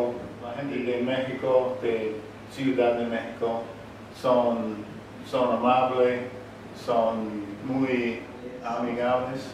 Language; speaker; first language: Spanish; non-native, learner; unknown